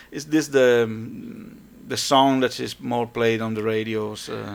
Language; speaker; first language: English; non-native, fluent; Italian